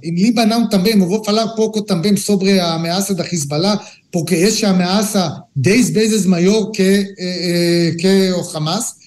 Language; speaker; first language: Portuguese; non-native, learner; Hebrew